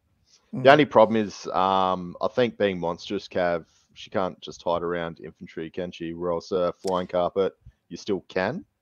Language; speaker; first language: English; native; English